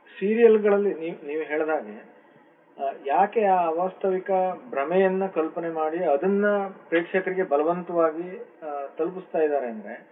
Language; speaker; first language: Kannada; native; Kannada